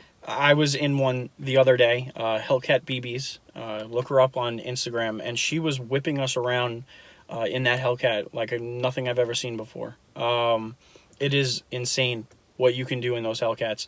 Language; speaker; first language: English; native; English